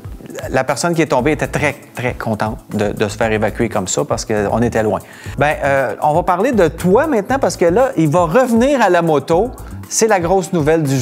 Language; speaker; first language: French; native; French